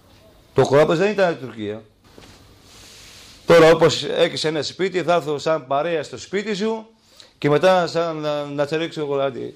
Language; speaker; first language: Greek; non-native, learner; Kurdish